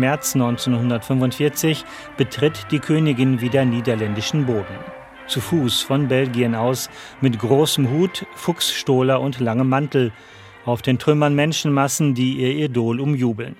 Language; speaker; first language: German; native; German